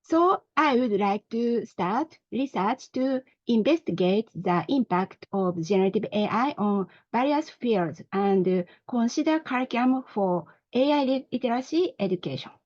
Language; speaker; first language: English; non-native, learner; Japanese